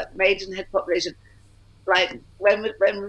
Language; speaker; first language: English; native; English